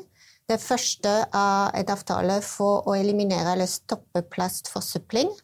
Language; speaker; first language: Norwegian; non-native, fluent; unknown